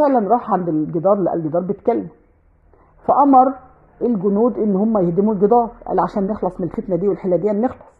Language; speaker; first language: Arabic; native; Arabic